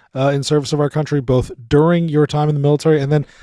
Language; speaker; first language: English; native; English